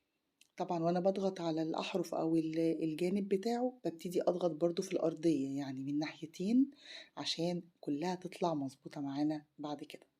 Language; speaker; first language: Arabic; native; Arabic